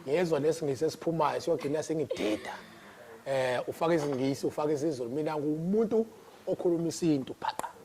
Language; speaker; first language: Zulu; native; Zulu